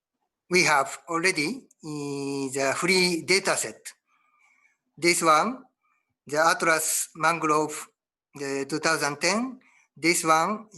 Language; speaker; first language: English; non-native, learner; Japanese